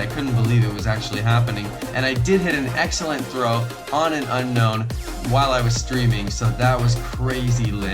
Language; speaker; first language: English; native; English